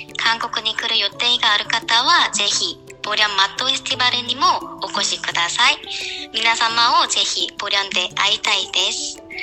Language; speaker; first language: Japanese; non-native, fluent; Korean